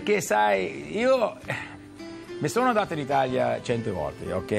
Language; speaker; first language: Italian; early bilingual, heritage; Italian